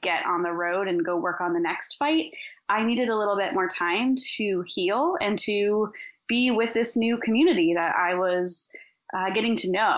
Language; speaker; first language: English; native; English